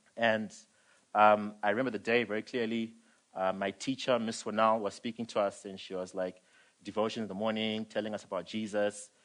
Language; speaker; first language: English; non-native, local second language; Shona